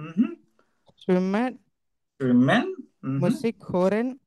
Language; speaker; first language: German; non-native, learner; Telugu